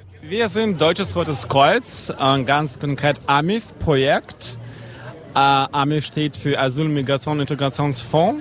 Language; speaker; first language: German; non-native, fluent; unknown